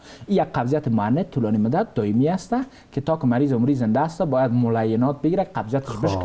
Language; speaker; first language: Persian; native; Persian